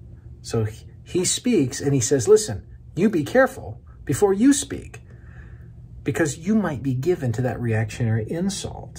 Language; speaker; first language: English; native; English